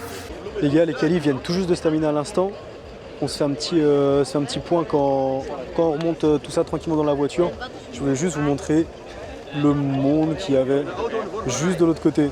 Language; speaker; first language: French; native; French